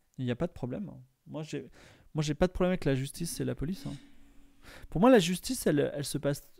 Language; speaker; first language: French; native; French